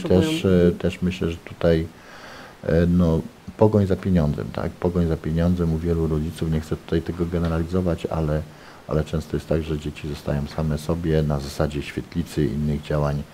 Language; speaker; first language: Polish; native; Polish